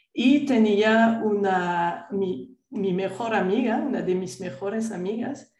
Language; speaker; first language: Spanish; non-native, fluent; French